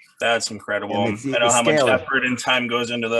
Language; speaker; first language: English; native; English